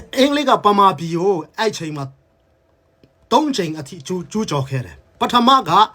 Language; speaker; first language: Burmese; non-native, local second language; Hakha Chin